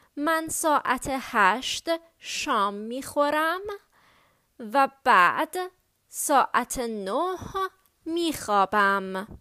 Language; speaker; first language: Persian; native; Persian